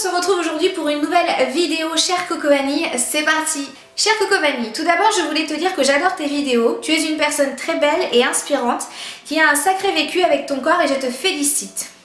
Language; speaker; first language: French; native; French